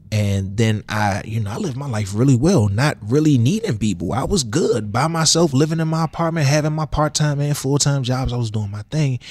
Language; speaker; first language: English; native; English